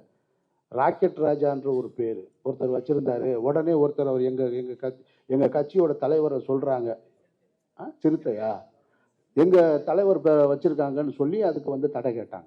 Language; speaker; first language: Tamil; native; Tamil